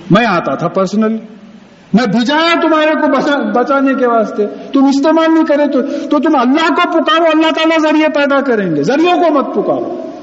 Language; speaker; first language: Urdu; native; Urdu